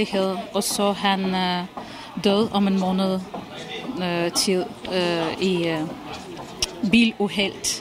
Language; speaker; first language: Danish; non-native, fluent; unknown